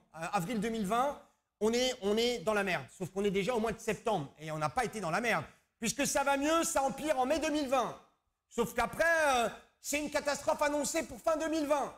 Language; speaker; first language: French; native; French